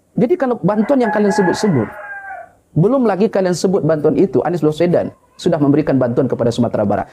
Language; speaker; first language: Indonesian; non-native, local second language; Minangkabau